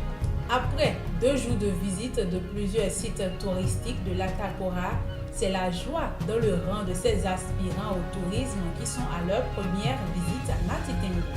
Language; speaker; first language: French; native; French